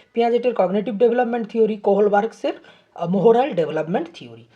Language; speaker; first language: English; non-native, local second language; Bangla